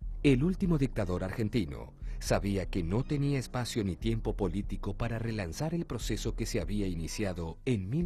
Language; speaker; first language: Spanish; native; Spanish